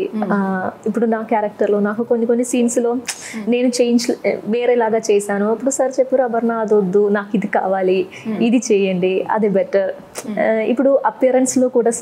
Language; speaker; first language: Telugu; non-native, learner; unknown